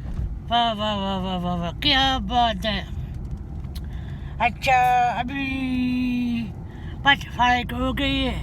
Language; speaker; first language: Hindi; non-native, learner; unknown